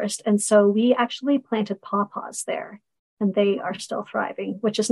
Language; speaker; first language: English; native; English